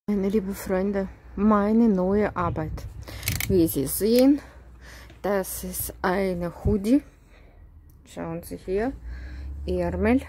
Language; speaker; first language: German; non-native, fluent; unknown